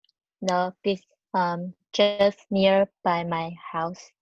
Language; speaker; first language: English; non-native, learner; Chinese